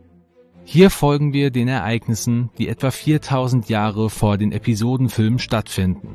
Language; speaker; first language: German; native; German